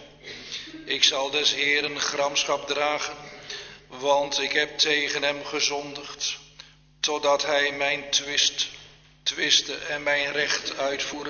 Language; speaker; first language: Dutch; native; Dutch